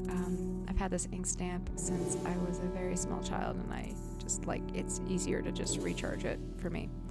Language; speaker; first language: English; native; English